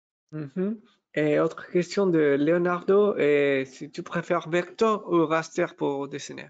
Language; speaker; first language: French; non-native, fluent; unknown